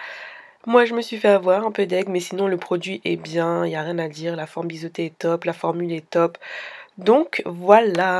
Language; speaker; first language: French; native; French